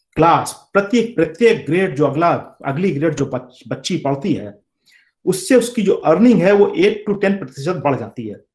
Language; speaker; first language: Hindi; native; Hindi